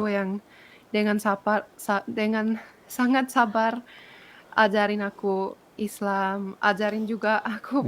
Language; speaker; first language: Indonesian; non-native, fluent; Finnish